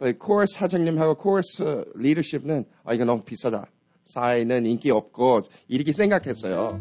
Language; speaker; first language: Korean; early bilingual, heritage; Korean